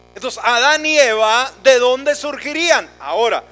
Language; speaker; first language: Spanish; native; Spanish